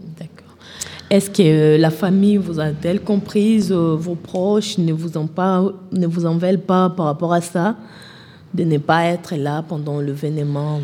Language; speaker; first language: French; non-native, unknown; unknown